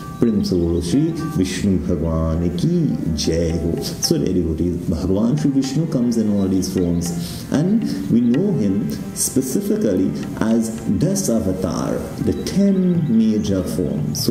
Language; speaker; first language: English; native; English